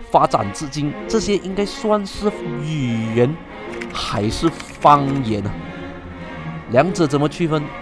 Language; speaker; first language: Chinese; native; Chinese